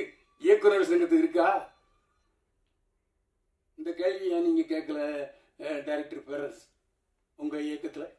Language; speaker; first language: Tamil; native; Tamil